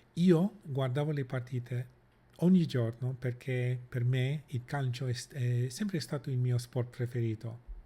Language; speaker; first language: Italian; non-native, fluent; English